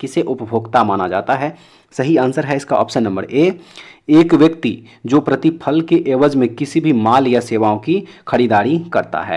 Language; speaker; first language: Hindi; native; Hindi